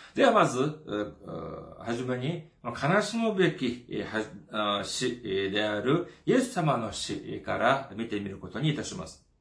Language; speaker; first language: Japanese; non-native, fluent; Korean